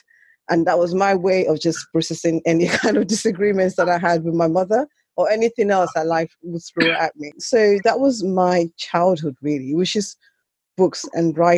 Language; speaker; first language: English; non-native, local second language; Yoruba